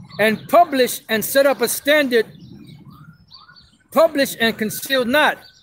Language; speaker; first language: English; native; English